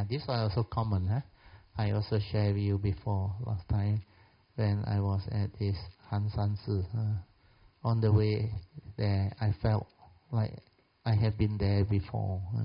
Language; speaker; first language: English; non-native, local second language; Min Nan Chinese